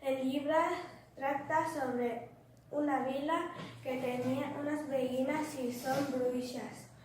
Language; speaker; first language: Catalan; non-native, learner; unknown